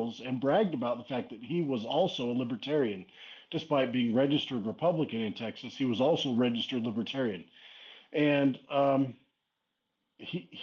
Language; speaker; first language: English; native; English